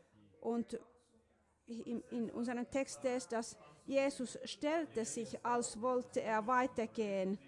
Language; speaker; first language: German; non-native, fluent; Finnish